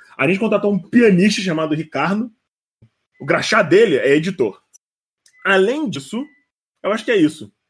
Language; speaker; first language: Portuguese; native; Portuguese